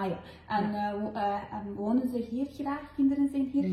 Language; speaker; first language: Dutch; non-native, fluent; Tibetan